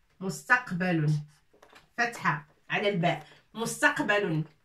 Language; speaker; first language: Arabic; non-native, fluent; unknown